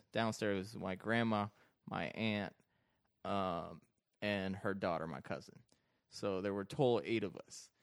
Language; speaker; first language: English; early bilingual, other home language; Arabic